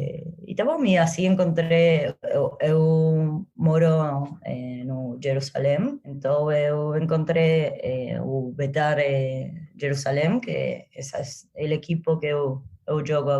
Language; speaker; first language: Portuguese; non-native, learner; Spanish